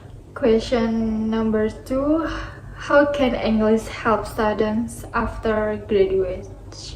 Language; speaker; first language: English; non-native, learner; Indonesian